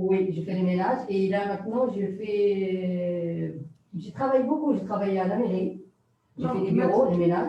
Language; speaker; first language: French; non-native, learner; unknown